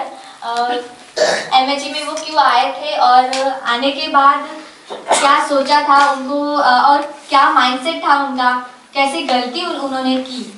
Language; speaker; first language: Hindi; native; Hindi